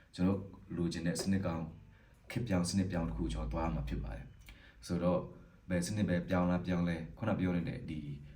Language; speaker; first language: Burmese; non-native, local second language; Pa'o Karen